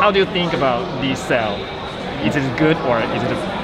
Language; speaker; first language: English; non-native, learner; Japanese